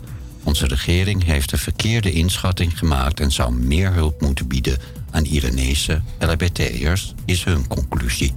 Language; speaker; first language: Dutch; native; Dutch